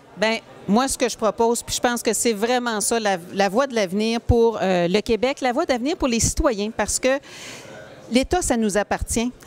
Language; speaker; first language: French; native; French